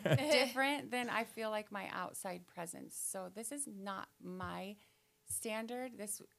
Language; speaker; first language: English; native; English